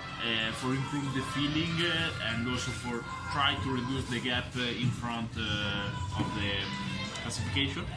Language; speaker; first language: English; non-native, fluent; Italian